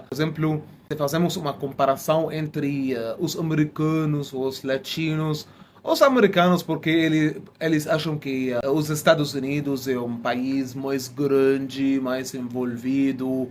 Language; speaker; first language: Portuguese; non-native, fluent; Arabic